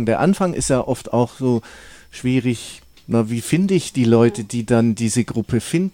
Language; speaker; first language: German; native; German